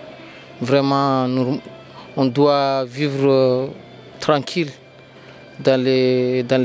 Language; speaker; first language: French; non-native, learner; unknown